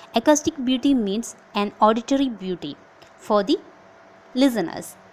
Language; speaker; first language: English; non-native, local second language; Malayalam